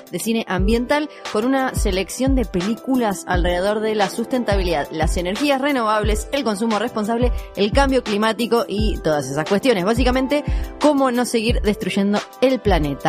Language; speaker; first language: Spanish; native; Spanish